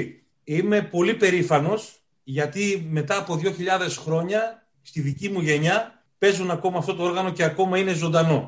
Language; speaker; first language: Greek; native; Greek